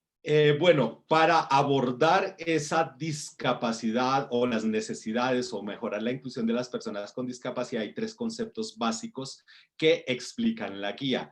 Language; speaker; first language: Spanish; native; Spanish